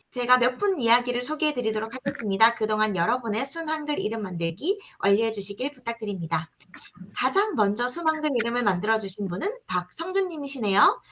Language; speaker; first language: Korean; native; Korean